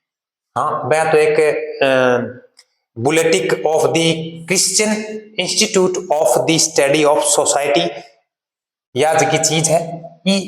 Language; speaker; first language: Hindi; native; Hindi